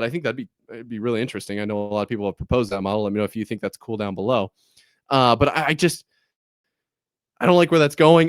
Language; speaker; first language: English; native; English